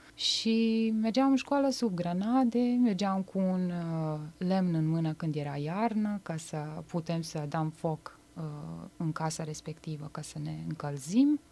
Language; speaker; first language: Romanian; non-native, fluent; Bosnian